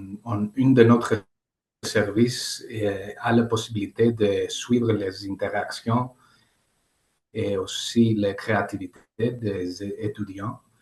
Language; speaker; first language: French; non-native, learner; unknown